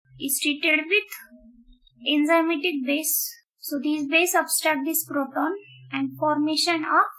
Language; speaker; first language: English; non-native, local second language; Marathi